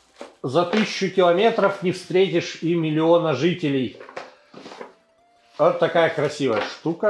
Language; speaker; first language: Russian; native; Russian